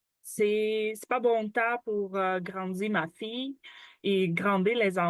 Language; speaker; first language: French; non-native, learner; Ukrainian